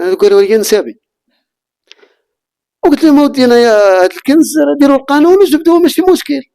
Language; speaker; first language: Arabic; native; Arabic